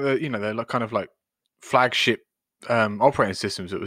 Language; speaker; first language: English; native; English